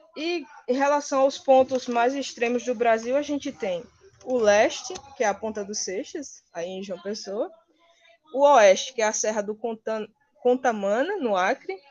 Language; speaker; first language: Portuguese; native; Portuguese